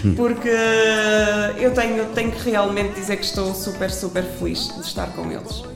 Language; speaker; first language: Portuguese; native; Portuguese